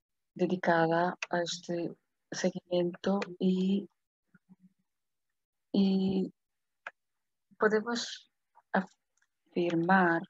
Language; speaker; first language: Spanish; non-native, fluent; Portuguese